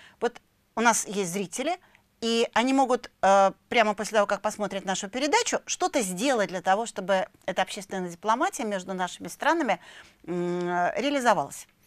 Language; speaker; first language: Russian; native; Russian